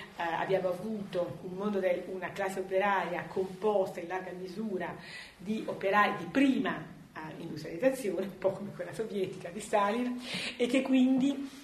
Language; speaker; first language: Italian; native; Italian